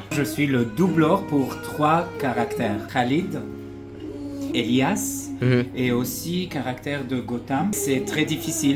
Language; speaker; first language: French; non-native, fluent; Arabic